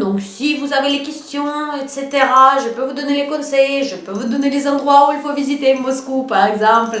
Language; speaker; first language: French; non-native, fluent; Russian